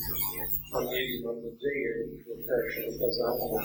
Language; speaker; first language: Polish; non-native, learner; English